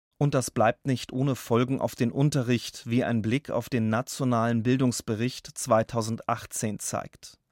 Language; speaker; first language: German; native; German